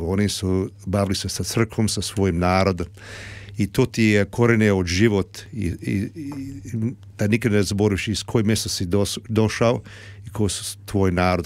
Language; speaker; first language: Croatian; early bilingual, heritage; Croatian